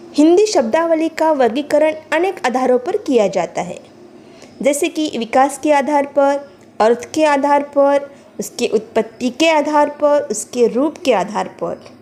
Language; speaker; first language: Hindi; non-native, local second language; Marathi